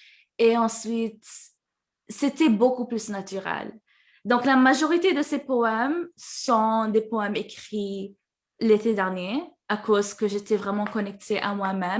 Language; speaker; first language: French; early bilingual, heritage; French